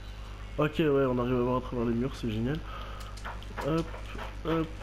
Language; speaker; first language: French; native; French